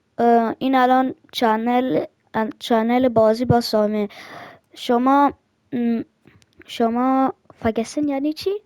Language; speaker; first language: Persian; early bilingual, heritage; German